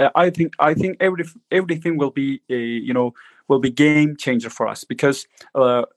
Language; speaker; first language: English; non-native, fluent; Turkish